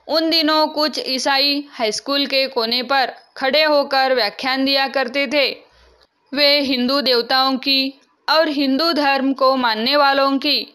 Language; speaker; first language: Hindi; non-native, local second language; Marathi